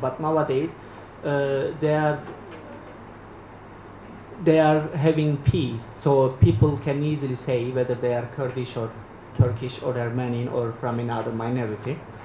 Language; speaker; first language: English; non-native, fluent; Turkish